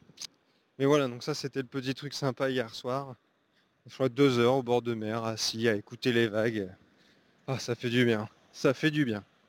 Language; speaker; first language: French; native; French